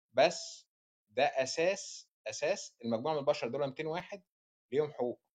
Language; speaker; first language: Arabic; native; Arabic